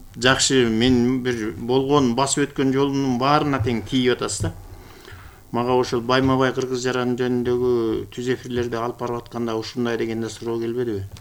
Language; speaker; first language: Kyrgyz; native; Kyrgyz